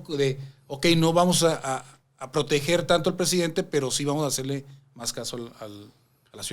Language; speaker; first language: Spanish; native; Spanish